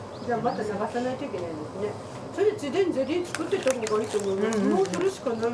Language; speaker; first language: Japanese; native; Japanese